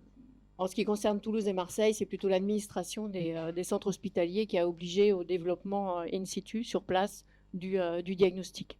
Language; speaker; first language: French; native; French